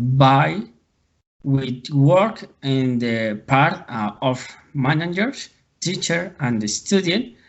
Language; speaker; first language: English; non-native, learner; Spanish